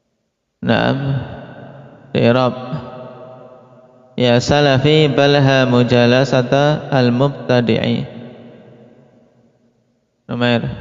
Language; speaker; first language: Arabic; non-native, fluent; Indonesian